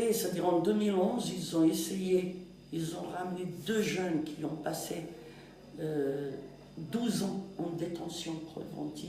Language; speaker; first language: French; non-native, local second language; Kabyle